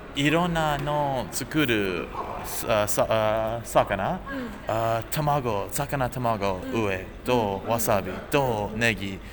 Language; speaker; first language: Japanese; non-native, learner; English